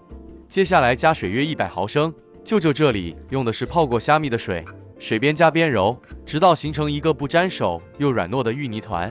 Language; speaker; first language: Chinese; native; Chinese